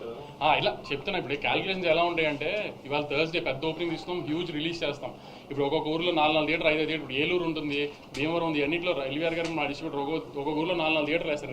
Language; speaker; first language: Telugu; native; Telugu